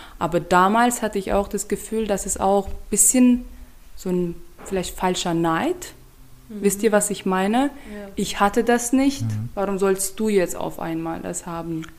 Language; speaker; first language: German; non-native, fluent; Turkmen